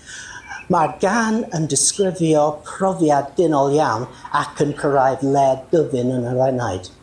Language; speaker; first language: Welsh; non-native, learner; English